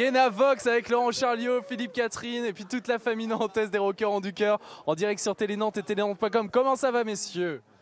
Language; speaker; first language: French; native; French